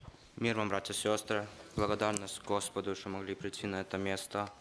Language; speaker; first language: Russian; early bilingual, heritage; Russian